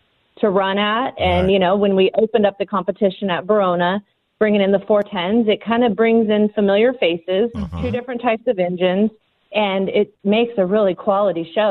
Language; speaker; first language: English; native; English